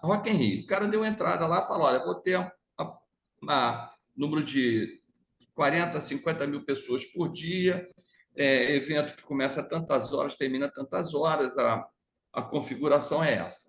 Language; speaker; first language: Portuguese; native; Portuguese